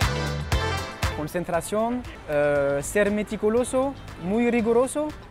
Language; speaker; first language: Spanish; early bilingual, heritage; French